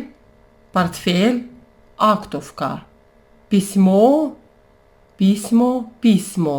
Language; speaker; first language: Slovenian; non-native, fluent; Russian